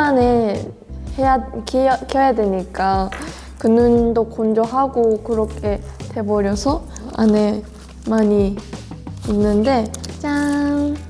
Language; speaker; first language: Korean; non-native, fluent; Japanese